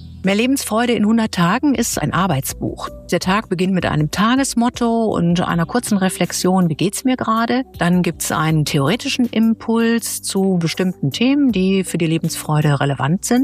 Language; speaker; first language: German; native; German